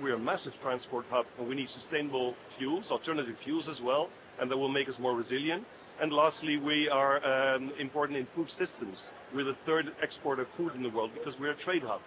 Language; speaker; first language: English; non-native, fluent; Dutch